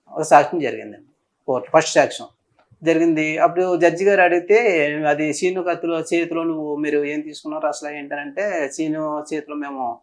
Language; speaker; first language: Telugu; native; Telugu